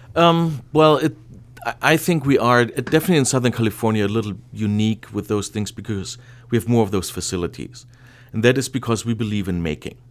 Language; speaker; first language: English; non-native, fluent; German